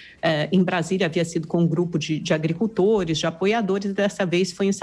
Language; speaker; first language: Portuguese; native; Portuguese